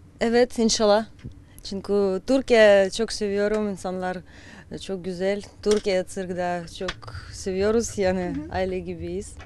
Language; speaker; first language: Turkish; non-native, learner; Russian